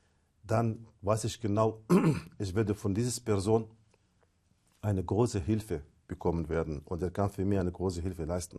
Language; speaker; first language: German; non-native, fluent; Arabic